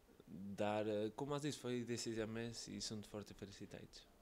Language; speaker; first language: Romanian; non-native, learner; Portuguese